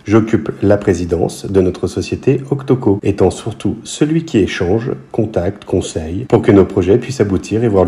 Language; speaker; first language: French; native; French